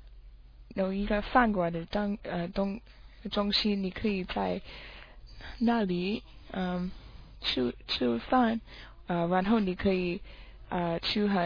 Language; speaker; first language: Chinese; non-native, learner; English